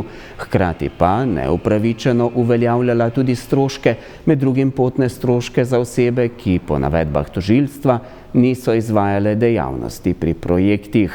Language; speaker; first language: Slovenian; native; Slovenian